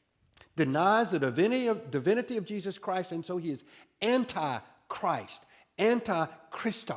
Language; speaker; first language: English; native; English